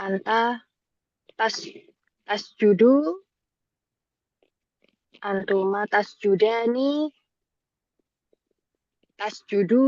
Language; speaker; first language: Arabic; non-native, learner; Indonesian